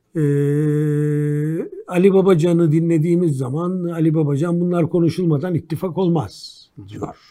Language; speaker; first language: Turkish; native; Turkish